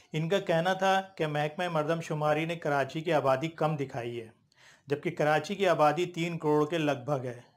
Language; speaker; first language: Urdu; native; Urdu